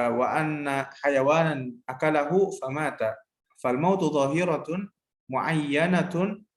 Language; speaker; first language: Arabic; non-native, learner; Indonesian